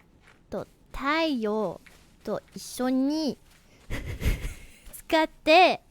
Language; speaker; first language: Japanese; non-native, learner; English